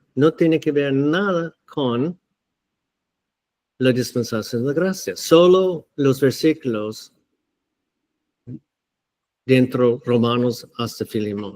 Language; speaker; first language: Spanish; non-native, fluent; English